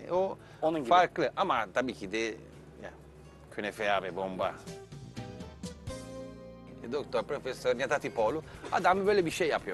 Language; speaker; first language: Turkish; non-native, learner; Italian